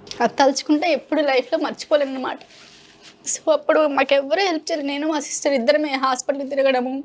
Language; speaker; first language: Telugu; non-native, local second language; Hindi